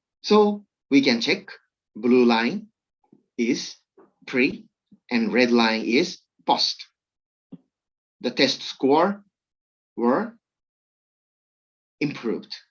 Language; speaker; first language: English; non-native, learner; Japanese